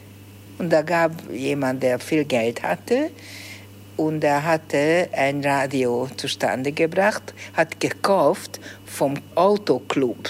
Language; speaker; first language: German; early bilingual, heritage; Hungarian